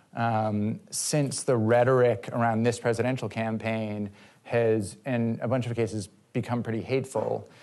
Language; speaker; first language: English; native; English